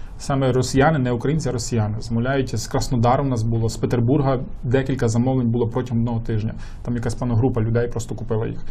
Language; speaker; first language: Ukrainian; native; Ukrainian